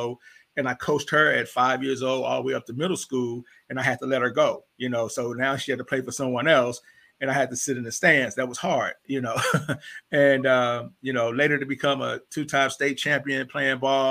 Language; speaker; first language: English; native; English